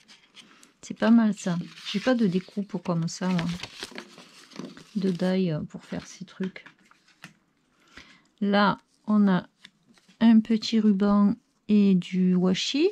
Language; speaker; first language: French; native; French